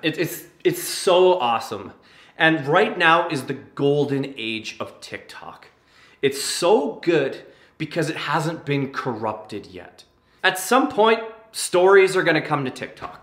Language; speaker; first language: English; native; English